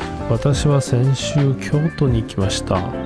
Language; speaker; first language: Japanese; non-native, learner; English